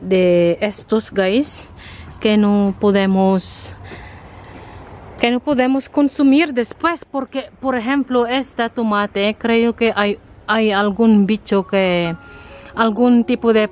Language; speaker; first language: Spanish; non-native, learner; Filipino